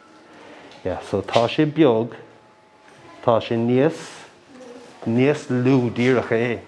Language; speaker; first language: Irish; non-native, local second language; English